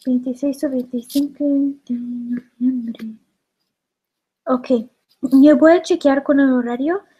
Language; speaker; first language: Spanish; non-native, learner; English